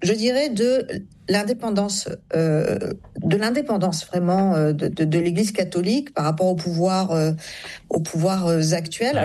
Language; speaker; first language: French; native; French